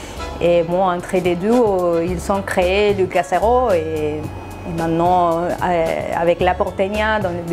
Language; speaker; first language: French; non-native, fluent; Spanish